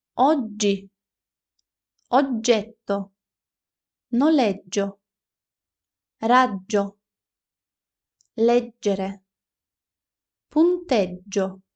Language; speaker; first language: Italian; non-native, fluent; Ukrainian